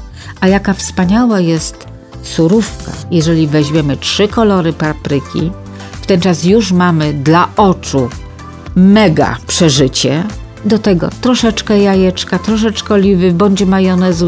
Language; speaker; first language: Polish; native; Polish